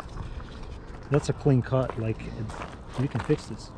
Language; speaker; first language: English; native; English